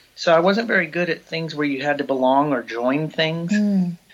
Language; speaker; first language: English; native; English